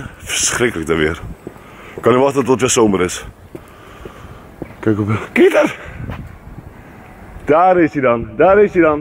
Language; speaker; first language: Dutch; native; Dutch